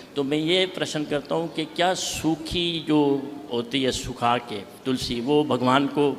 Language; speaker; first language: Hindi; native; Hindi